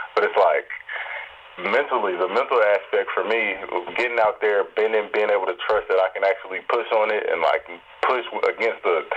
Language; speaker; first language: English; native; English